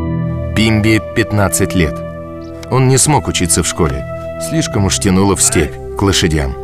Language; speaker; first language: Russian; native; Russian